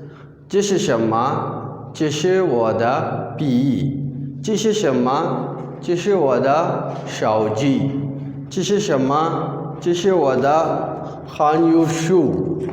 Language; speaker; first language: Chinese; non-native, learner; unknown